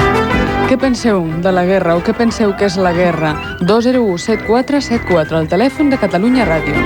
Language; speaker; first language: Catalan; native; Catalan